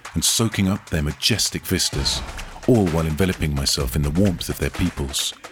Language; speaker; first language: English; native; English